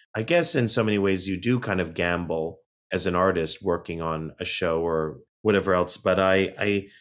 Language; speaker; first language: English; native; English